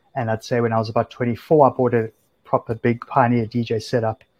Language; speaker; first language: English; native; English